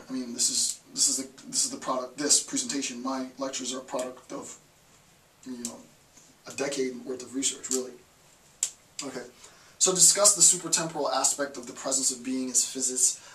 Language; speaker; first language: English; native; English